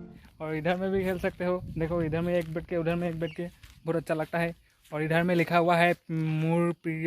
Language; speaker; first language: Hindi; non-native, local second language; Assamese